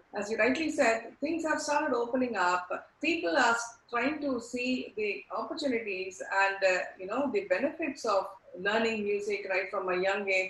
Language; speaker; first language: English; non-native, local second language; Tamil